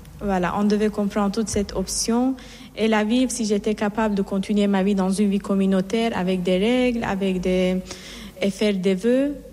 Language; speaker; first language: French; non-native, learner; Persian